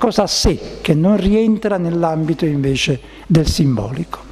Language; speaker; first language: Italian; native; Italian